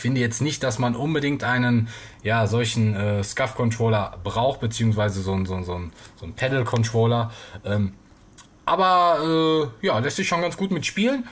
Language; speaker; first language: German; native; German